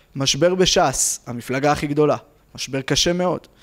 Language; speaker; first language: Hebrew; native; Hebrew